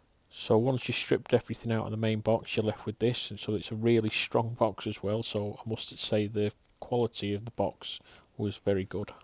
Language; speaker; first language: English; native; English